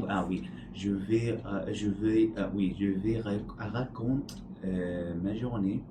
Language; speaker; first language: French; non-native, learner; Arabic